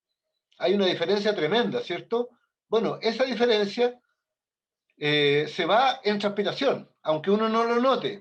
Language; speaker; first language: Spanish; native; Spanish